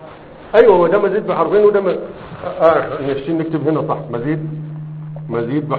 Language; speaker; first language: Arabic; native; Arabic